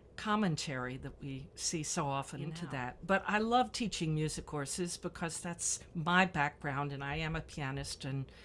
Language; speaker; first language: English; native; English